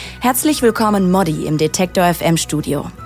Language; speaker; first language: German; native; German